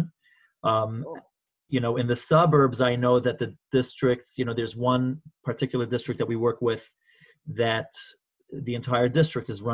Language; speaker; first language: English; native; English